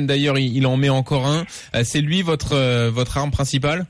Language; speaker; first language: French; native; French